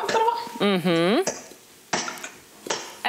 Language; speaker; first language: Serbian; early bilingual, heritage; Serbian